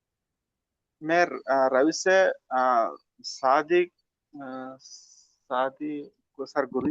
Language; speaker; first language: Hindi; non-native, learner; Telugu